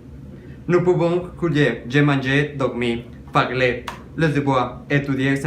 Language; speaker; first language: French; non-native, learner; Spanish